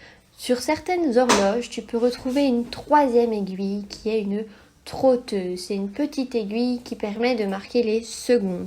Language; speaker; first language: French; native; French